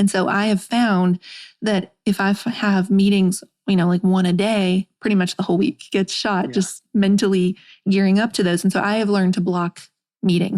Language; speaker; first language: English; native; English